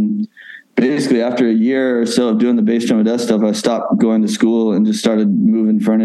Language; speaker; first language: English; native; English